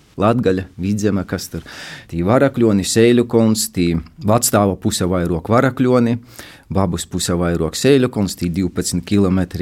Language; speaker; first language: Latvian; native; Latvian